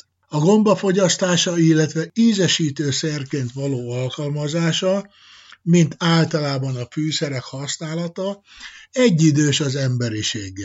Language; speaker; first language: Hungarian; native; Hungarian